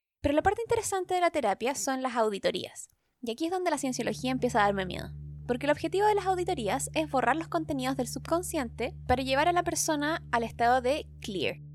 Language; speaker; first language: Spanish; native; Spanish